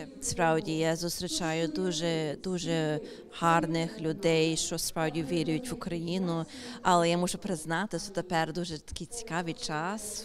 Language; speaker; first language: Ukrainian; early bilingual, heritage; English